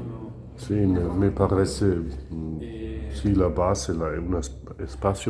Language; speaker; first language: Spanish; non-native, fluent; German